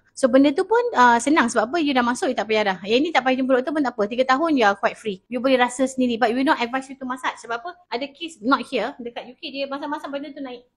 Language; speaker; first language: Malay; native; Malay